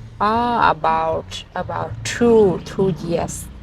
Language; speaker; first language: English; non-native, learner; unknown